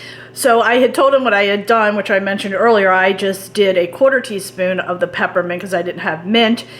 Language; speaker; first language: English; native; English